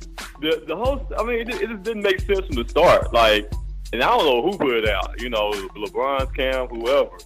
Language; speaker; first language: English; native; English